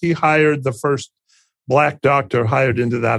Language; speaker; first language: English; native; English